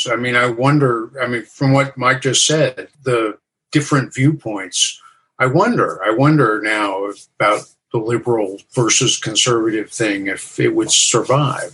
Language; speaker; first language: English; native; English